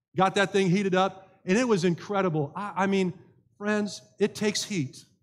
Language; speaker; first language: English; native; English